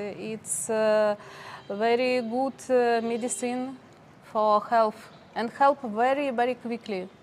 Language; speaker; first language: English; non-native, learner; Ukrainian